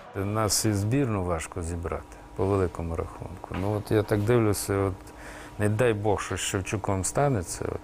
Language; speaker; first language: Ukrainian; native; Ukrainian